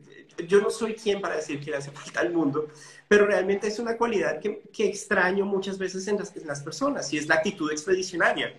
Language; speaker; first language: Spanish; native; Spanish